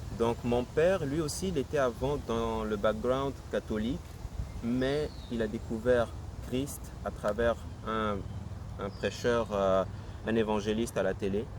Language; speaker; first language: French; native; French